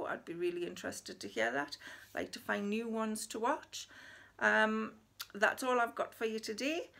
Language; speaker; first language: English; native; English